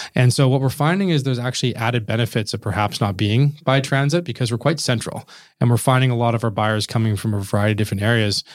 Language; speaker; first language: English; native; English